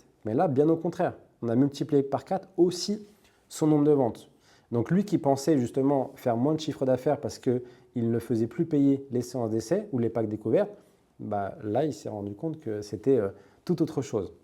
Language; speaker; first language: French; native; French